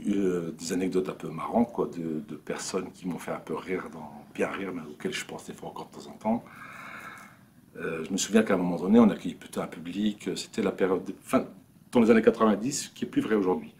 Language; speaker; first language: French; native; French